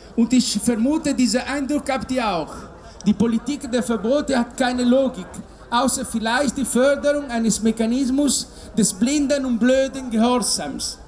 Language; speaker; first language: German; non-native, learner; Italian